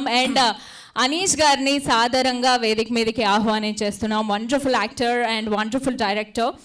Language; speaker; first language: Telugu; native; Telugu